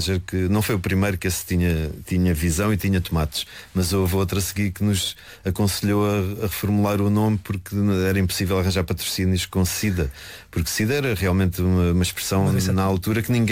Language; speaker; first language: Portuguese; native; Portuguese